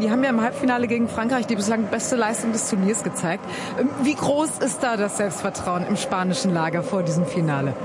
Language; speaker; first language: German; native; German